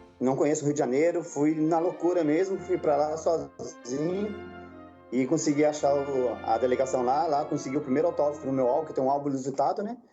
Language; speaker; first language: Portuguese; native; Portuguese